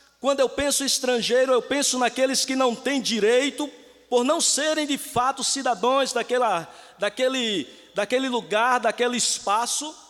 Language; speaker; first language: Portuguese; native; Portuguese